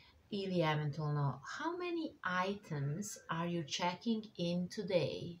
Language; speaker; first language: English; non-native, fluent; Serbian